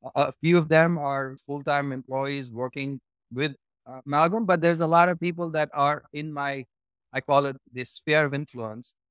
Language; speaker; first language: English; non-native, local second language; Hindi